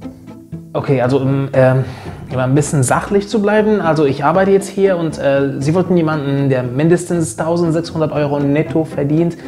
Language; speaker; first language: German; non-native, fluent; Arabic